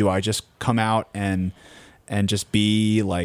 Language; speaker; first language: English; native; English